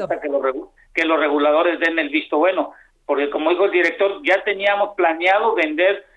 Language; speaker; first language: Spanish; native; Spanish